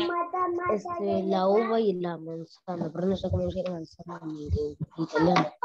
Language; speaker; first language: Italian; non-native, learner; Spanish